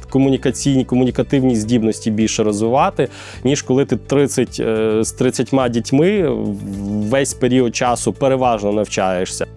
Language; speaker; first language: Ukrainian; native; Ukrainian